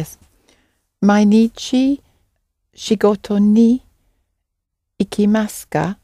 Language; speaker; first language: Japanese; non-native, learner; English